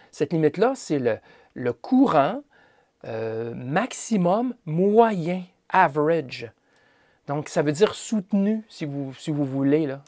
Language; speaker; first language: French; native; French